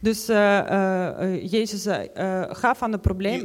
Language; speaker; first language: Dutch; non-native, fluent; Ukrainian